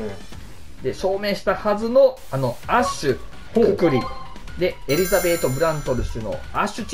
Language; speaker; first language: Japanese; native; Japanese